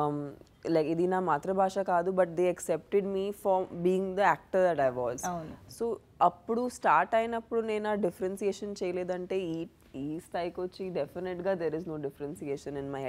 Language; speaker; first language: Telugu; non-native, fluent; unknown